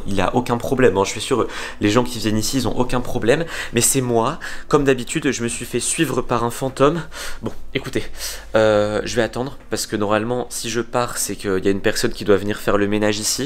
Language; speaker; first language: French; native; French